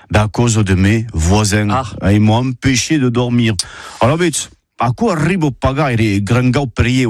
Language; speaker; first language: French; native; French